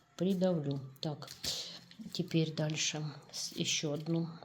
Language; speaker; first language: Russian; non-native, local second language; Ukrainian